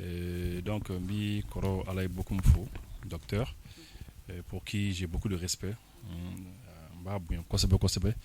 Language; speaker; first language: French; non-native, local second language; Bambara